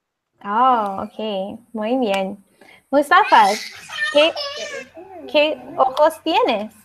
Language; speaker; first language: Spanish; non-native, fluent; English